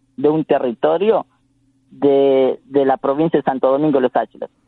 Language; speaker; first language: Spanish; non-native, local second language; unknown